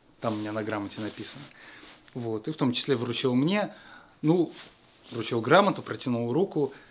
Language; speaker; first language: Russian; native; Russian